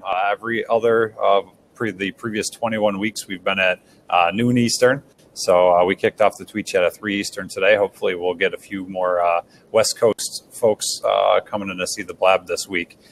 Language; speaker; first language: English; native; English